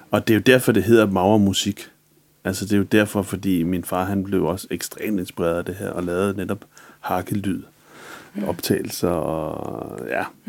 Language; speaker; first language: Danish; native; Danish